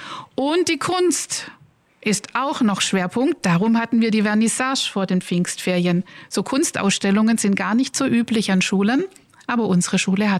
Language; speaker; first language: German; native; German